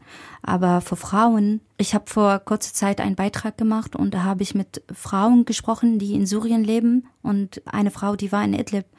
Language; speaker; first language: German; non-native, fluent; Arabic